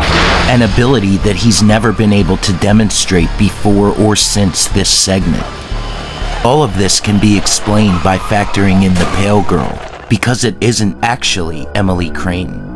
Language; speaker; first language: English; native; English